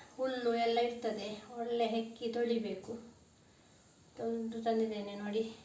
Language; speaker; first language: Kannada; non-native, local second language; Tulu